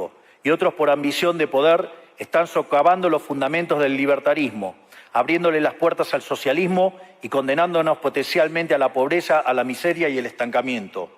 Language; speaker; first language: Spanish; native; Spanish